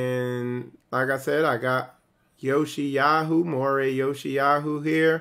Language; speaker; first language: English; native; English